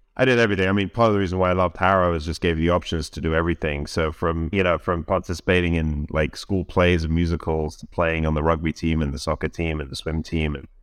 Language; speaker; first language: English; native; English